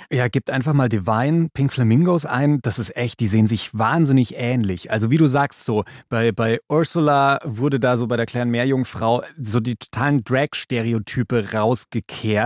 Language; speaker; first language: German; native; German